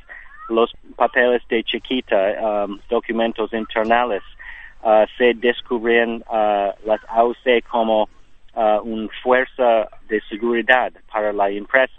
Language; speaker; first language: Spanish; non-native, learner; English